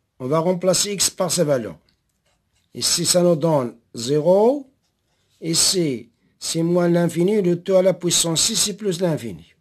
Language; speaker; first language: French; non-native, local second language; Arabic